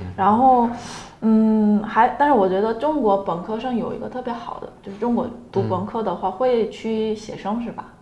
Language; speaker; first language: Chinese; non-native, fluent; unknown